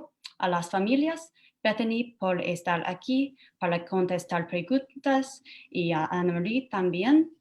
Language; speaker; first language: Spanish; non-native, fluent; English